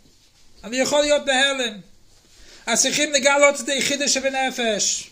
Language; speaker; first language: Hebrew; non-native, fluent; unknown